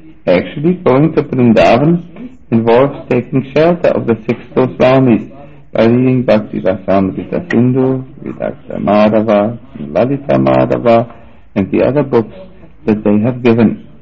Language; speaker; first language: English; non-native, fluent; German